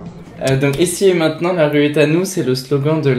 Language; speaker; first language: French; native; French